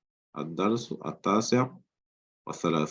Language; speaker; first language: Arabic; non-native, fluent; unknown